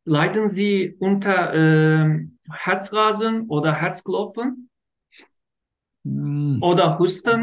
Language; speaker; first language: German; non-native, learner; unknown